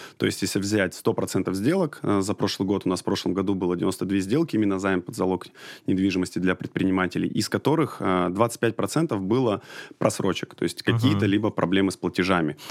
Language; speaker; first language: Russian; native; Russian